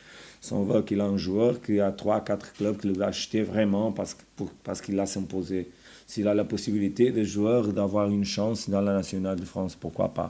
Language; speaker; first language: French; non-native, fluent; Portuguese